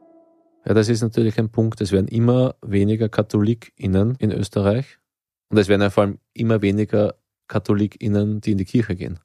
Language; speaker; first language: German; native; German